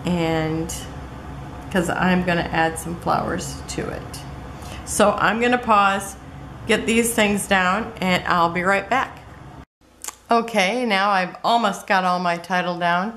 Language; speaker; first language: English; native; English